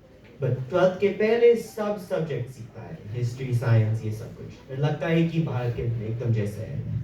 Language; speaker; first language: Hindi; early bilingual, heritage; English